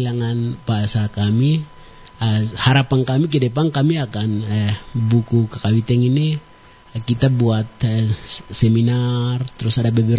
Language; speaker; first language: Indonesian; non-native, local second language; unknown